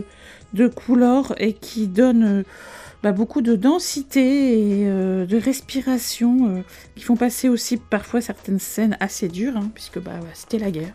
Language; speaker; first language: French; native; French